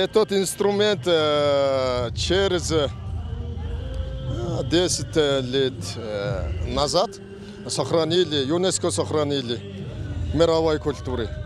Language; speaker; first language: Russian; non-native, learner; Mongolian